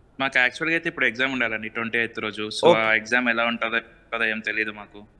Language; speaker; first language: Telugu; native; Telugu